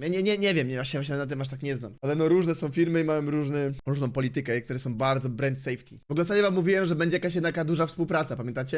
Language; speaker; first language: Polish; native; Polish